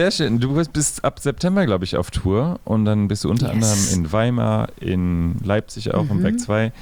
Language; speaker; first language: German; native; German